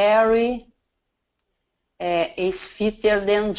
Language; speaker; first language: English; non-native, learner; Portuguese